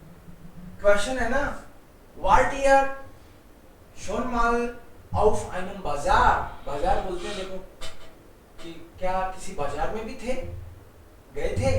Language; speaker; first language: Hindi; native; Hindi